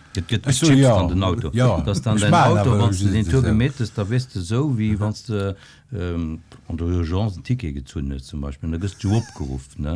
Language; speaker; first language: Luxembourgish; native; Luxembourgish